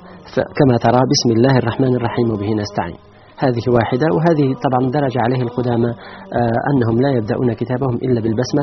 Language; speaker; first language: Arabic; native; Arabic